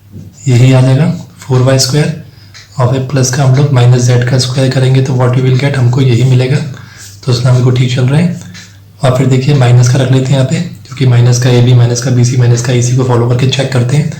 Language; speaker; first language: Hindi; native; Hindi